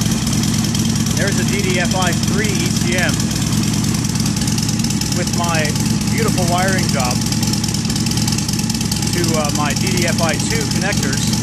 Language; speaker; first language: English; native; English